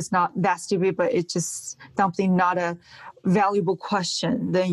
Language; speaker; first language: English; non-native, fluent; Chinese